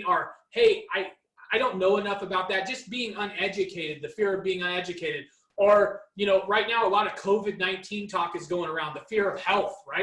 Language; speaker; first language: English; native; English